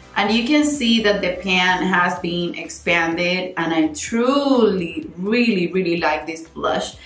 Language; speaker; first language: English; non-native, fluent; Spanish